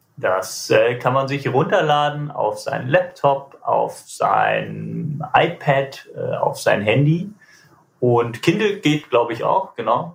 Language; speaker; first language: German; native; German